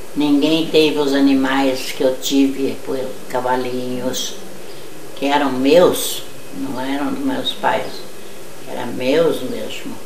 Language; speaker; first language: Portuguese; early bilingual, other home language; German